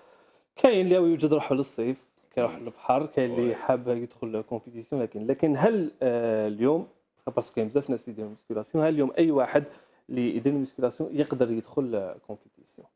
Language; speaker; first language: Arabic; native; Arabic